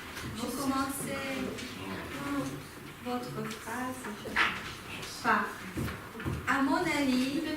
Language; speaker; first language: French; non-native, fluent; Ukrainian